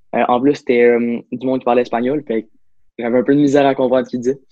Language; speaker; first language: French; native; French